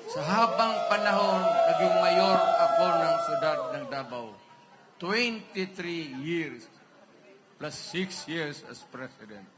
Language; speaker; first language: Filipino; non-native, local second language; Cebuano